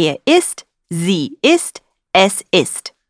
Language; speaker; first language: German; non-native, fluent; Russian